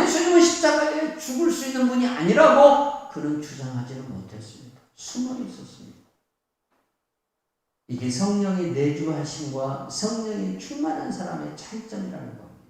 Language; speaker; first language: Korean; native; Korean